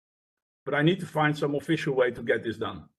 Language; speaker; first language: English; non-native, fluent; Dutch